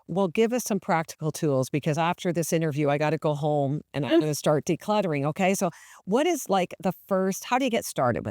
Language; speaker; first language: English; native; English